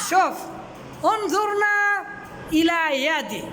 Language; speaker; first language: Arabic; non-native, fluent; Bangla